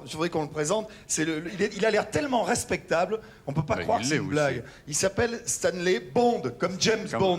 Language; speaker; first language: French; native; French